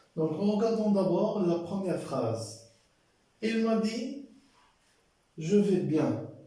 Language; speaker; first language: French; non-native, local second language; Arabic